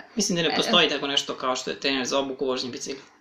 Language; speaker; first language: Serbian; native; Serbian